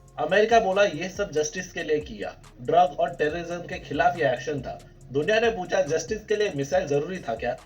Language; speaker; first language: Hindi; native; Hindi